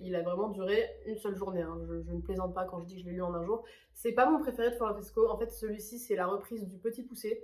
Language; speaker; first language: French; native; French